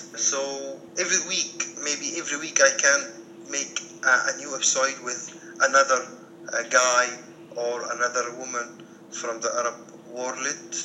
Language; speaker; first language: English; non-native, learner; Arabic